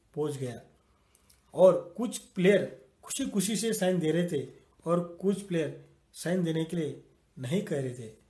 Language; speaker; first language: Hindi; non-native, local second language; Marathi